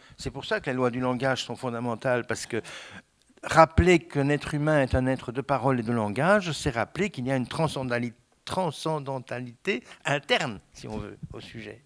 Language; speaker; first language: French; native; French